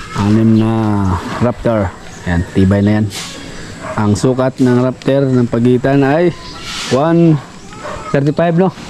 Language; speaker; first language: Filipino; native; Filipino